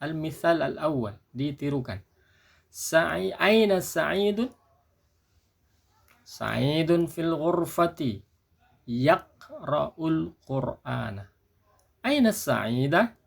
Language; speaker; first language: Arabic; non-native, fluent; Indonesian